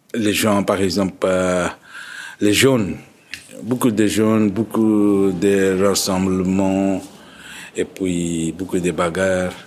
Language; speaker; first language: French; non-native, fluent; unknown